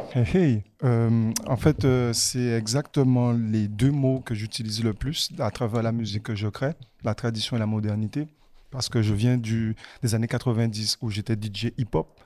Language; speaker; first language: French; native; French